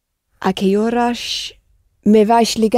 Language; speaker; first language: Portuguese; non-native, learner; English